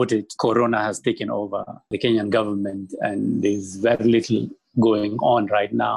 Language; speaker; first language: English; non-native, local second language; Somali